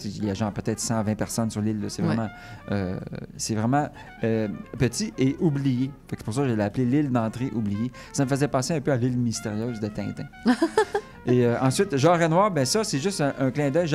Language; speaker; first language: French; native; French